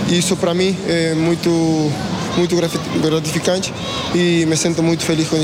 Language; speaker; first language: Portuguese; non-native, fluent; Spanish